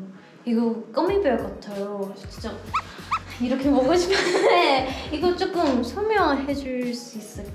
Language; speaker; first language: Korean; non-native, learner; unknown